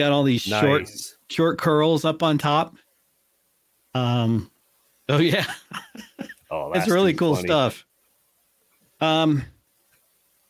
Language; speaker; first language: English; native; English